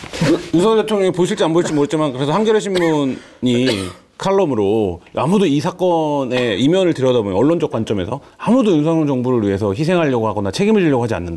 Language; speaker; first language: Korean; native; Korean